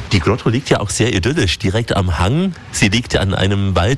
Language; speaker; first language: German; native; German